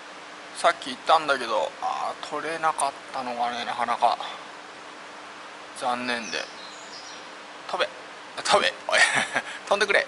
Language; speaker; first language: Japanese; native; Japanese